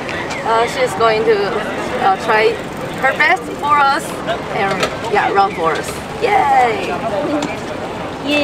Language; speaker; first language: English; non-native, learner; Japanese